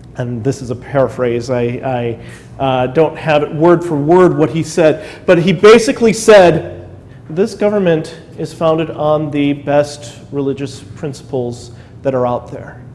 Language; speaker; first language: English; native; English